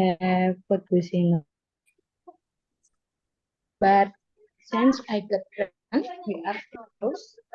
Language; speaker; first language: English; non-native, learner; Indonesian